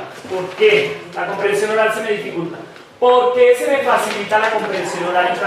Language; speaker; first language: Spanish; native; Spanish